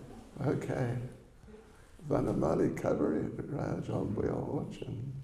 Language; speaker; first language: Russian; non-native, learner; English